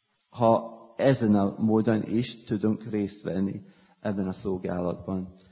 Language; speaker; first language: Hungarian; non-native, fluent; English